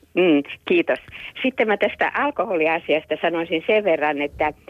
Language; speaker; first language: Finnish; native; Finnish